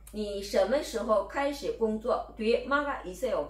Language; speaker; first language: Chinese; non-native, fluent; Korean